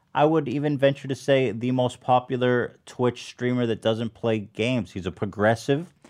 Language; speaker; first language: English; native; English